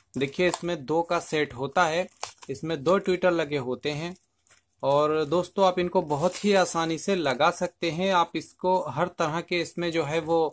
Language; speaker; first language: Hindi; native; Hindi